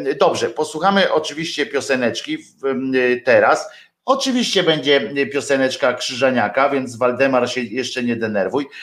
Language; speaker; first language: Polish; native; Polish